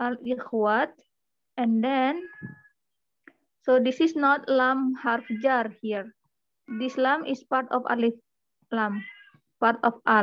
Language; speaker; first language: English; non-native, learner; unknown